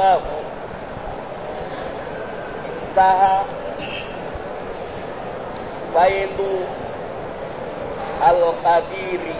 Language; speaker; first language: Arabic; non-native, fluent; Indonesian